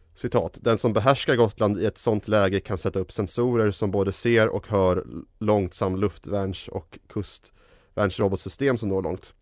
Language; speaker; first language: Swedish; native; Swedish